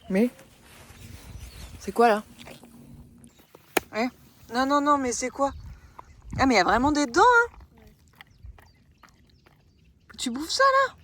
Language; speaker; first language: French; native; French